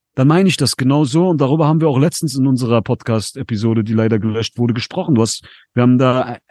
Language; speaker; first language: German; native; German